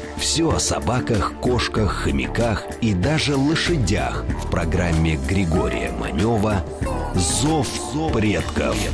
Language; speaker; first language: Russian; native; Russian